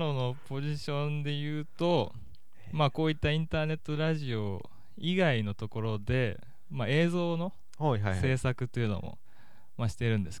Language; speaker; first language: Japanese; native; Japanese